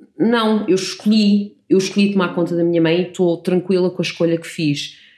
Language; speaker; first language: Portuguese; early bilingual, other home language; English